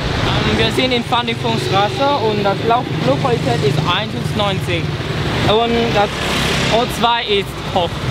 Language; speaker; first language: German; non-native, learner; Vietnamese